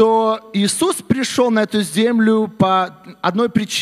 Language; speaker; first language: Russian; native; Russian